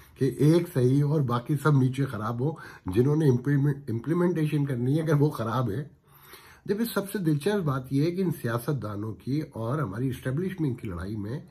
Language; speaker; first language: Urdu; native; Urdu